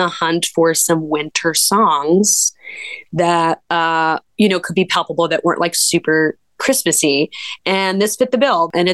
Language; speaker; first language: English; native; English